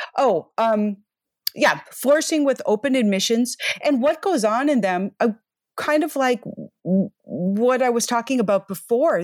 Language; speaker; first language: English; native; English